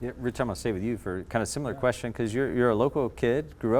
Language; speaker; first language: English; native; English